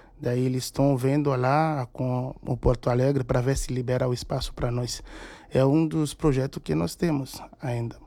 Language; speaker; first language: Portuguese; non-native, fluent; Haitian Creole